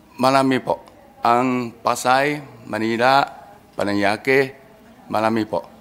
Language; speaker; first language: Filipino; early bilingual, other home language; Min Nan Chinese